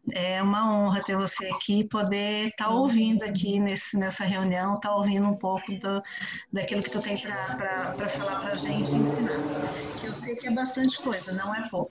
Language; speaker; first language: Portuguese; native; Portuguese